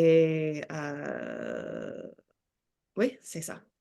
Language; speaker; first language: French; non-native, learner; English